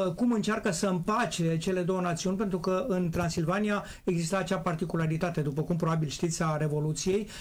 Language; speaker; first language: Romanian; native; Romanian